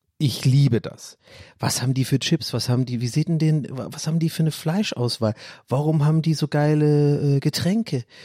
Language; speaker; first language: German; non-native, fluent; English